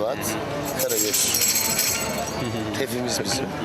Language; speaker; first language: Turkish; native; Turkish